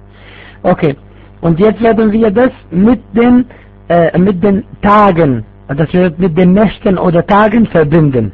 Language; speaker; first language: German; non-native, fluent; Arabic